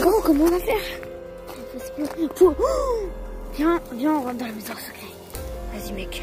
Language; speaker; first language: French; native; French